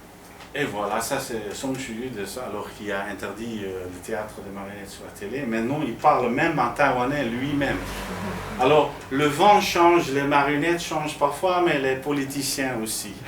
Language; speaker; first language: French; non-native, fluent; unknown